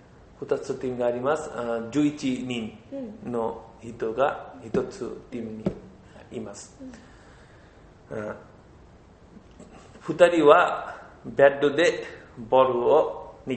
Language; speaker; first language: Japanese; non-native, learner; Bangla